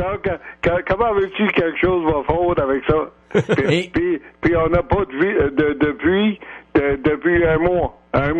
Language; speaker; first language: French; native; French